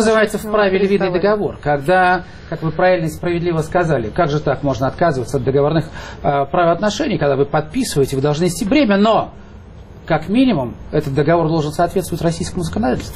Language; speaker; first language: Russian; native; Russian